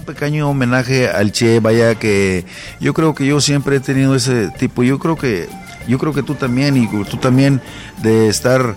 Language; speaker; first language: Spanish; native; Spanish